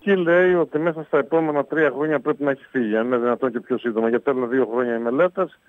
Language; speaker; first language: Greek; native; Greek